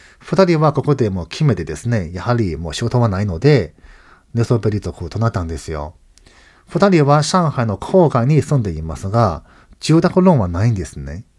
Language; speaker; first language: Japanese; non-native, fluent; Chinese